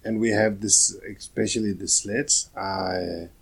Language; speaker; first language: English; non-native, fluent; Danish